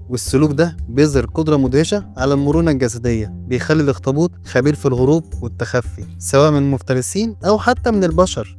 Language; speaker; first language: Arabic; native; Arabic